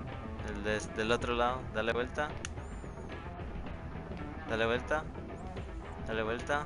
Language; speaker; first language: Spanish; early bilingual, other home language; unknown